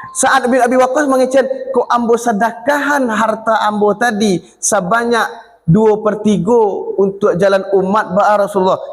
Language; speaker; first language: Malay; non-native, local second language; Minangkabau